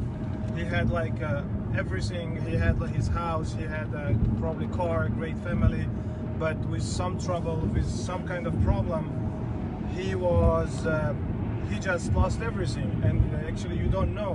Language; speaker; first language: English; non-native, fluent; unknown